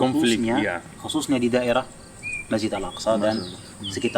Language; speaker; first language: Indonesian; non-native, fluent; Arabic